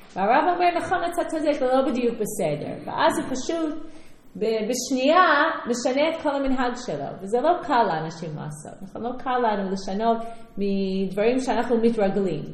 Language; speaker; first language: Hebrew; non-native, fluent; English